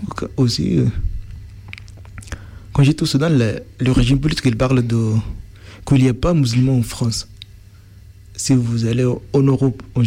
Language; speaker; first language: French; non-native, learner; Arabic